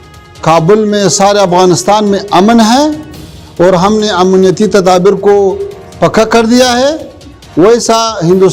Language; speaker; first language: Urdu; non-native, fluent; Pashto